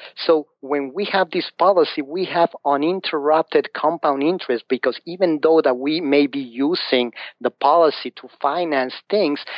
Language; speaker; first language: English; non-native, fluent; Spanish